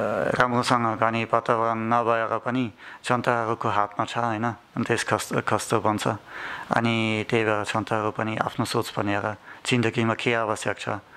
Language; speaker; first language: Nepali; non-native, learner; German